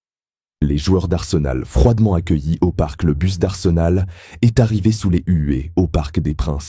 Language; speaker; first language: French; native; French